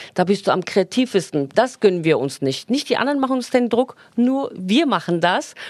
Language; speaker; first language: German; non-native, fluent; Turkish